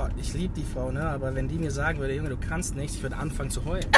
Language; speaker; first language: German; early bilingual, other home language; Bosnian